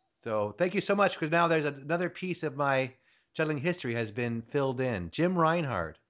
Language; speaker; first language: English; native; English